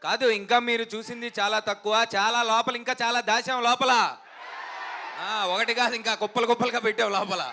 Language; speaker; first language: Telugu; native; Telugu